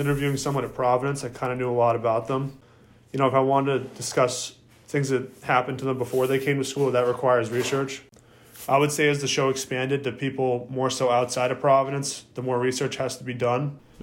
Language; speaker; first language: English; native; English